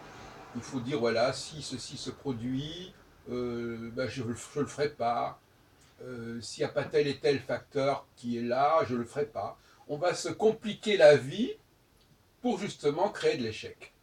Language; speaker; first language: French; native; French